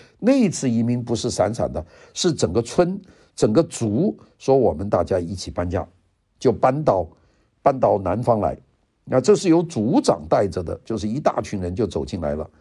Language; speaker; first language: Chinese; non-native, local second language; Cantonese